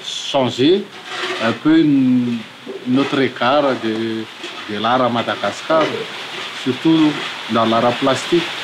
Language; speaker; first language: French; non-native, local second language; Malagasy